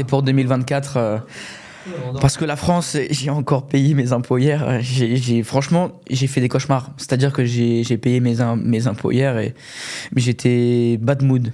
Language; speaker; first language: French; native; French